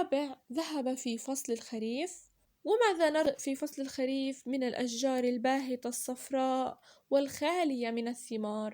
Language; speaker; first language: Arabic; native; Arabic